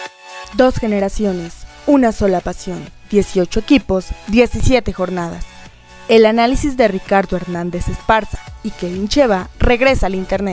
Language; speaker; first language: Spanish; native; Spanish